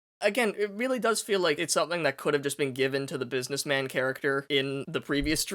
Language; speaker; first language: English; native; English